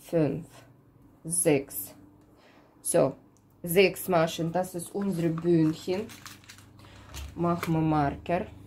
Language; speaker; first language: German; non-native, fluent; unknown